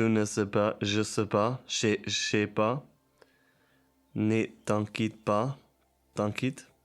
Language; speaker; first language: French; non-native, learner; German